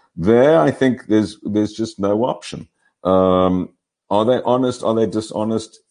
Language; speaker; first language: English; native; English